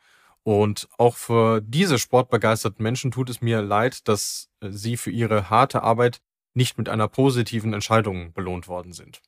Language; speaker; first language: German; native; German